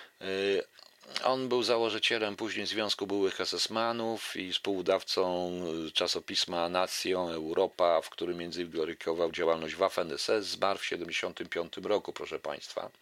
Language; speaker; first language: Polish; native; Polish